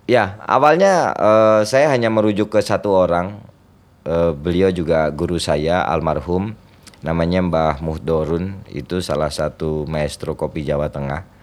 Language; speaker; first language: Indonesian; non-native, local second language; Javanese